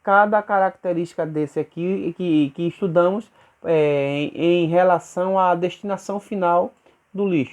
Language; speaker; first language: Portuguese; native; Portuguese